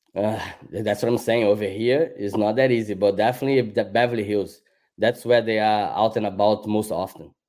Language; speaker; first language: English; non-native, fluent; Portuguese